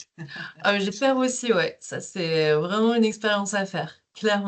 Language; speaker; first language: French; native; French